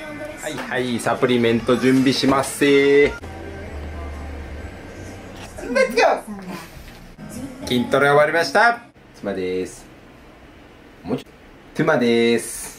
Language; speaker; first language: Japanese; native; Japanese